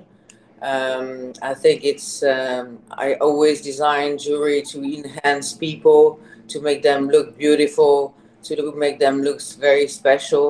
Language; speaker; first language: English; non-native, fluent; French